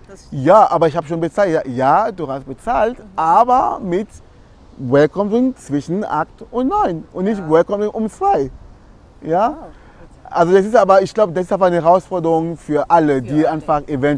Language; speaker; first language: German; non-native, fluent; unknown